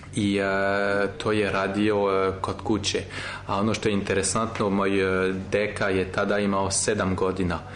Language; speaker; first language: Serbian; non-native, fluent; French